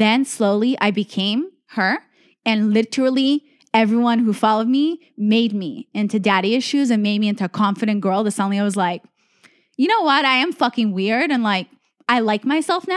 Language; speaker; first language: English; native; English